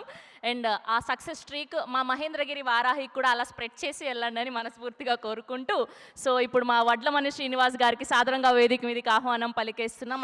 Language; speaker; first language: Telugu; native; Telugu